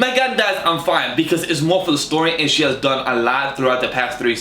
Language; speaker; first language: English; native; English